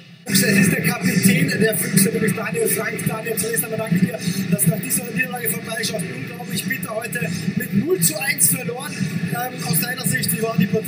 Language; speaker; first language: German; native; German